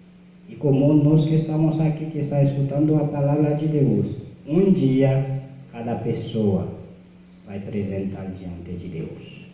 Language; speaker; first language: Portuguese; non-native, learner; Haitian Creole